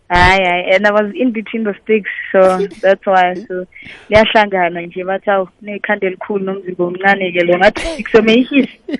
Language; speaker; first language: Zulu; native; Zulu